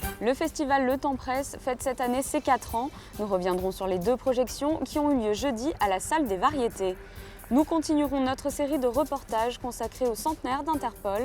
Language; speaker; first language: French; native; French